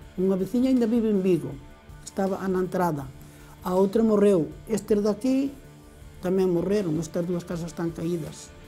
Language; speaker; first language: Galician; native; Galician